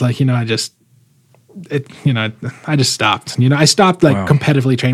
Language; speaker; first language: English; non-native, fluent; German